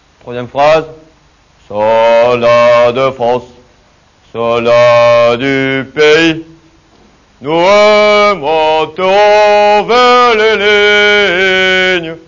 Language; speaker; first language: French; native; French